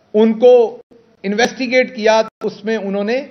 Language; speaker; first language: Urdu; native; Urdu